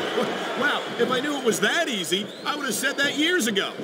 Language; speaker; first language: English; native; English